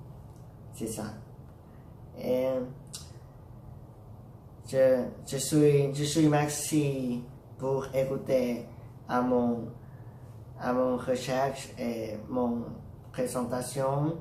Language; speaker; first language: French; non-native, learner; Thai